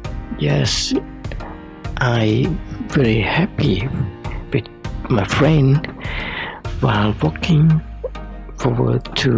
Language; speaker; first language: English; non-native, learner; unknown